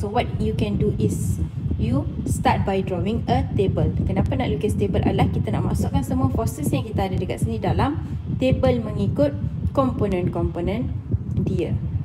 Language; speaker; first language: English; non-native, local second language; Malay